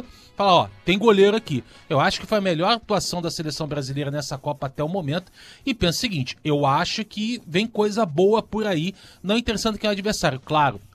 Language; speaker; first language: Portuguese; native; Portuguese